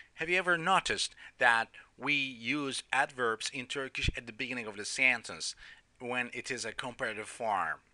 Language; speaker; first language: English; non-native, fluent; Turkish